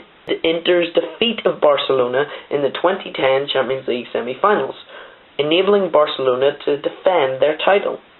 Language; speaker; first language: English; native; English